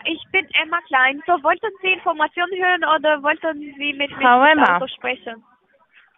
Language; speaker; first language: German; non-native, learner; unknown